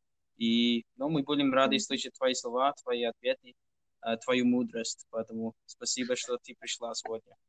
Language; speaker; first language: Russian; non-native, fluent; English